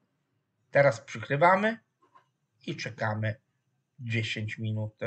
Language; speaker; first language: Polish; non-native, fluent; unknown